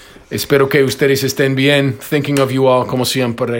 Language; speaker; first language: Spanish; non-native, fluent; English